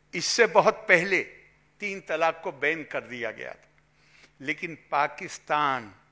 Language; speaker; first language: Hindi; native; Hindi